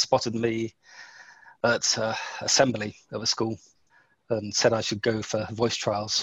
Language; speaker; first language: English; native; English